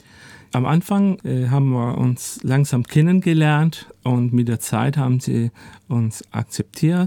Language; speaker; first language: German; early bilingual, other home language; Turkish